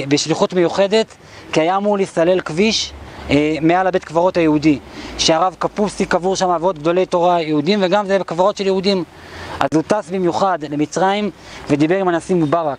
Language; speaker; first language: Hebrew; native; Hebrew